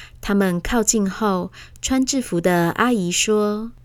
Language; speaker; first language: Chinese; native; Chinese